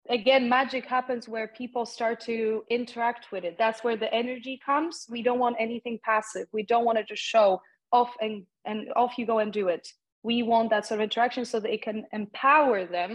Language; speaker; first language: English; non-native, fluent; Polish